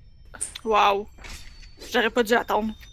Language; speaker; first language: French; native; French